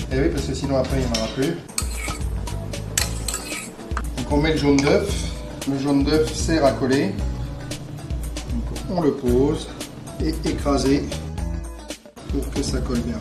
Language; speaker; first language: French; native; French